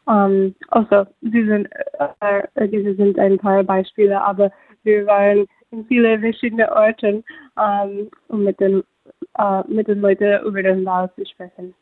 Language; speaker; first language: German; non-native, fluent; English